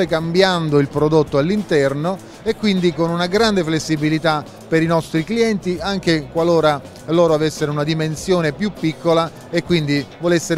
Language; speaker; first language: Italian; native; Italian